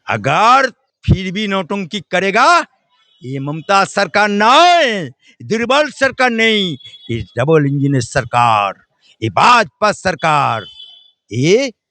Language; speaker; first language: Hindi; non-native, local second language; Bangla